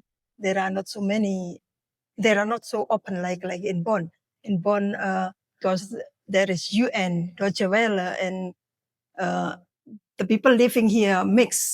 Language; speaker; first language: English; non-native, learner; Indonesian